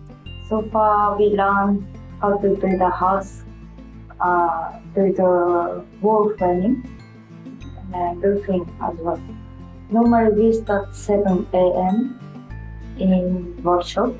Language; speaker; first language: English; non-native, learner; Japanese